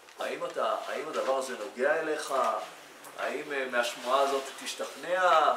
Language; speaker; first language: Hebrew; native; Hebrew